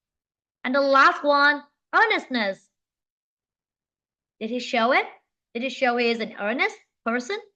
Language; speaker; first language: English; non-native, fluent; Vietnamese